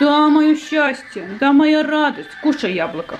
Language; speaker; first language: Russian; early bilingual, heritage; Azerbaijani